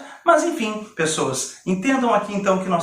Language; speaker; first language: Portuguese; native; Portuguese